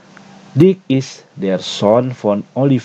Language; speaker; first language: German; non-native, learner; Indonesian